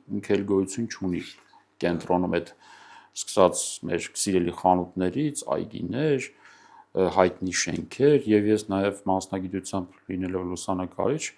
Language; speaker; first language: Armenian; native; Armenian